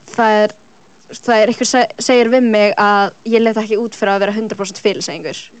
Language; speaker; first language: Icelandic; early bilingual, other home language; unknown